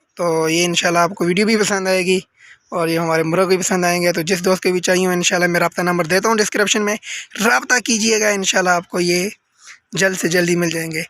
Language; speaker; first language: Urdu; non-native, local second language; Punjabi